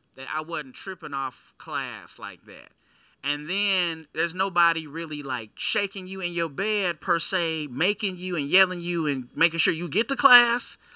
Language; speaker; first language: English; native; English